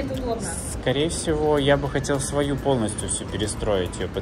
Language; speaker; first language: Russian; native; Russian